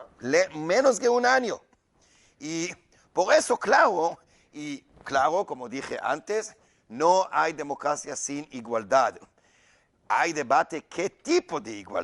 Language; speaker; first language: Spanish; non-native, learner; Hebrew